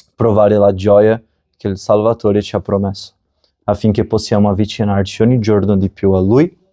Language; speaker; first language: Italian; non-native, fluent; Portuguese